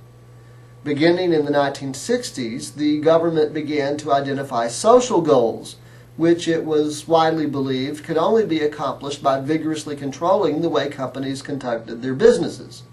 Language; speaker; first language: English; native; English